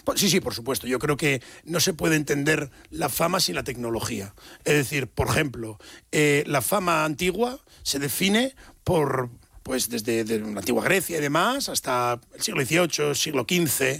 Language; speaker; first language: Spanish; native; Spanish